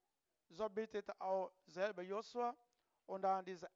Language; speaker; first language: German; non-native, learner; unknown